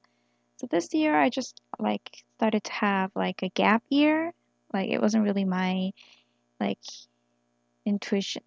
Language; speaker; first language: English; non-native, fluent; Korean